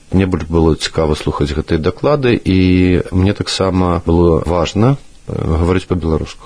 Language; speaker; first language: Belarusian; non-native, local second language; Russian